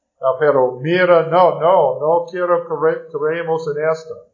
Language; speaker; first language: Spanish; non-native, learner; English